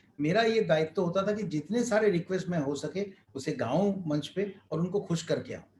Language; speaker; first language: Hindi; non-native, local second language; Bangla